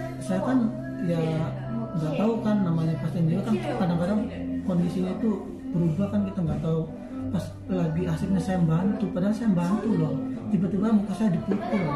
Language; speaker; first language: Indonesian; native; Indonesian